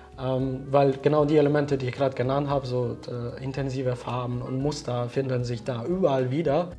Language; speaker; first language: German; non-native, fluent; Slovenian